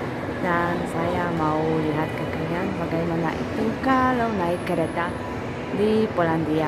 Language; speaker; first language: Indonesian; non-native, fluent; Polish